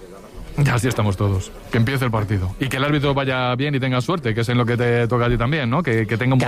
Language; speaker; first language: Spanish; native; Spanish